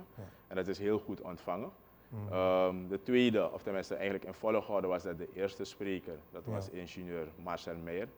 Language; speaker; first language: Dutch; native; Dutch